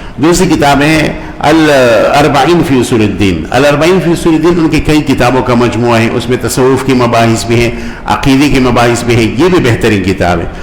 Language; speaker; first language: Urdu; non-native, local second language; Pashto